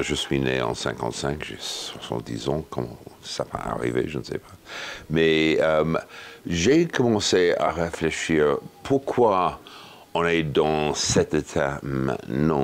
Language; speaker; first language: French; non-native, fluent; English